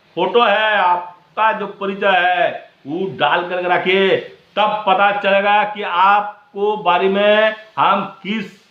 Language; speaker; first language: Hindi; non-native, local second language; Bangla